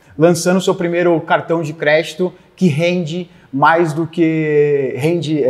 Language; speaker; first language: Portuguese; native; Portuguese